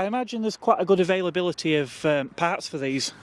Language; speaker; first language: English; native; English